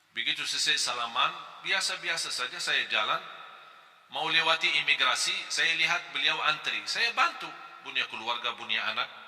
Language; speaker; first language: Malay; non-native, fluent; Arabic